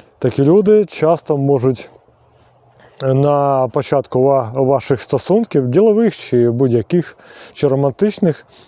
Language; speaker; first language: Ukrainian; native; Ukrainian